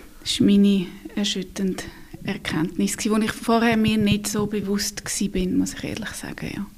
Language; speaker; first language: German; native; German